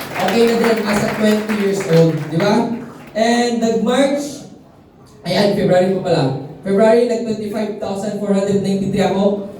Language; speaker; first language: Filipino; non-native, local second language; Cebuano